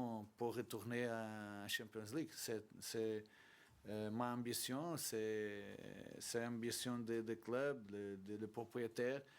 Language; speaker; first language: French; non-native, learner; Portuguese